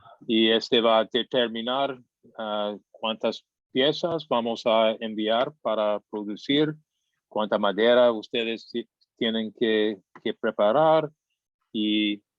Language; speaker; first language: Spanish; non-native, fluent; English